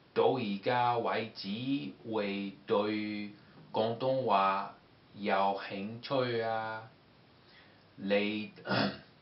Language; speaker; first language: Cantonese; non-native, learner; English